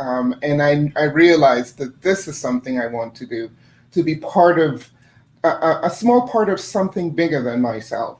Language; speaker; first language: English; non-native, fluent; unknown